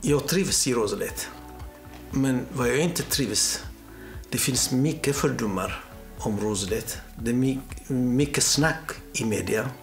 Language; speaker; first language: Swedish; non-native, fluent; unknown